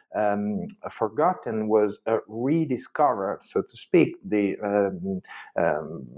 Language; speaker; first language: English; non-native, fluent; Italian